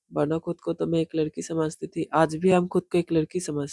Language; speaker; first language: Hindi; non-native, local second language; Bangla